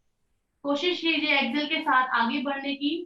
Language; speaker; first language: Hindi; native; Hindi